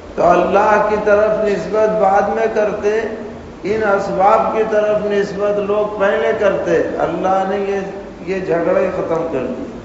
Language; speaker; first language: Urdu; native; Urdu